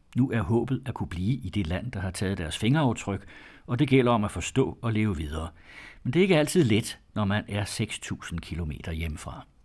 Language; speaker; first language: Danish; native; Danish